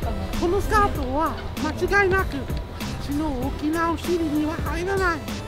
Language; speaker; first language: Japanese; non-native, fluent; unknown